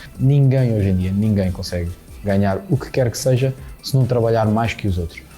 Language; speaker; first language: Portuguese; native; Portuguese